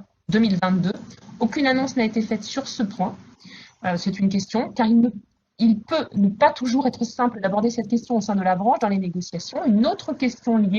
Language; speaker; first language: French; native; French